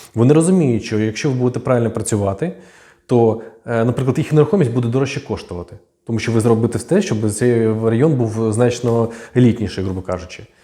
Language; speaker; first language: Ukrainian; native; Ukrainian